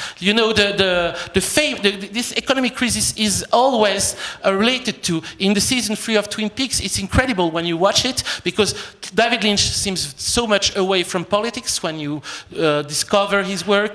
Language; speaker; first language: English; non-native, fluent; French